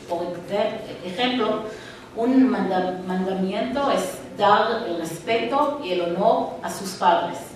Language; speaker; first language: Spanish; non-native, fluent; Hebrew